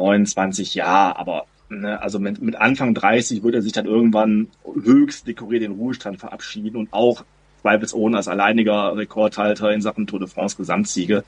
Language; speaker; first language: German; native; German